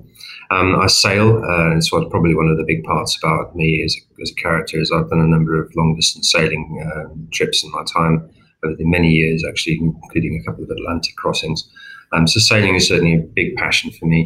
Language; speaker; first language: English; native; English